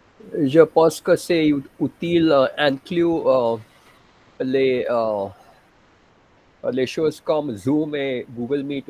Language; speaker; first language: French; non-native, fluent; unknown